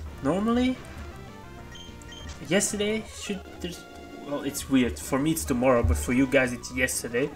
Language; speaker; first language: English; native; English